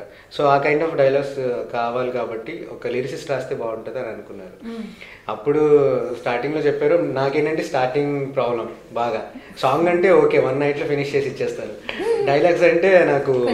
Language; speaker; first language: Telugu; native; Telugu